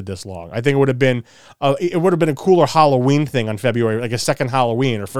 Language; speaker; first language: English; native; English